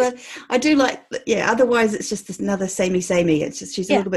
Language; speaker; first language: English; native; English